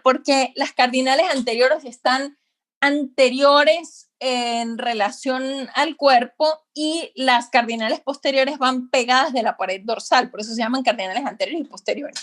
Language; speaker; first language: Spanish; native; Spanish